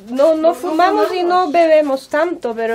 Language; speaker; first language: Spanish; non-native, fluent; Swedish